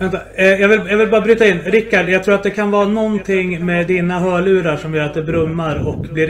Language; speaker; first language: Swedish; native; Swedish